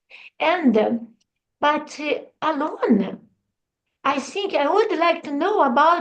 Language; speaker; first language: English; non-native, learner; Portuguese